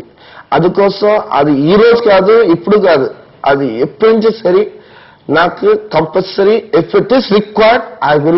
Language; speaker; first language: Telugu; non-native, learner; Tamil